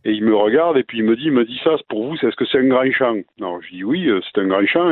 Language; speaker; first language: French; native; French